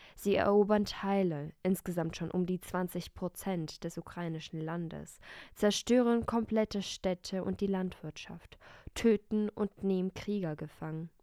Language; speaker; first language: German; early bilingual, other home language; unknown